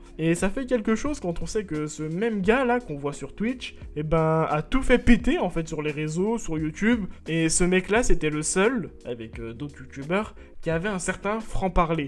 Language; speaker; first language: French; native; French